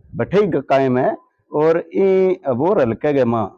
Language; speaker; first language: Hindi; native; Hindi